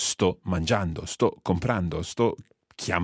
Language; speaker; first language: Italian; non-native, fluent; English